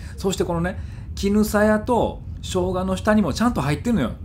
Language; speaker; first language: Japanese; native; Japanese